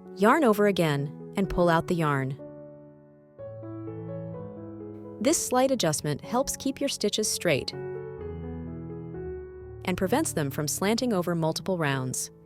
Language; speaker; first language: English; non-native, fluent; Chinese